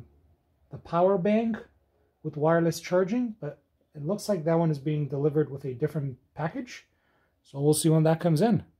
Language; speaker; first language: English; native; English